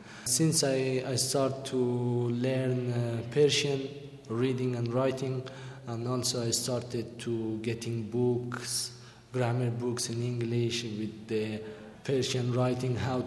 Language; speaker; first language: English; non-native, learner; Persian